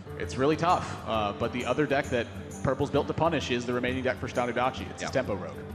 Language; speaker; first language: English; native; English